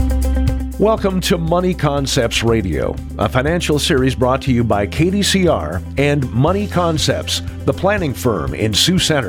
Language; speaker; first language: English; native; English